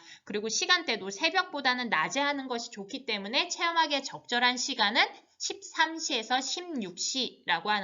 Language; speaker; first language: Korean; native; Korean